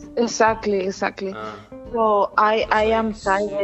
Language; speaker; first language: English; non-native, learner; Spanish